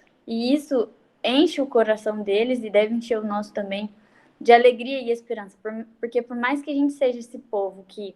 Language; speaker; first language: Portuguese; native; Portuguese